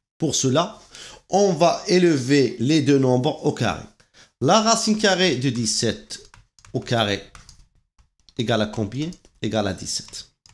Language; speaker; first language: French; non-native, local second language; Arabic